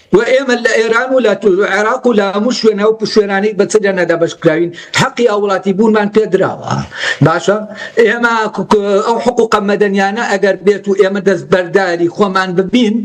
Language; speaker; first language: Central Kurdish; non-native, local second language; Gurani